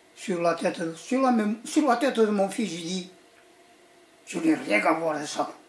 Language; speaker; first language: French; early bilingual, other home language; Catalan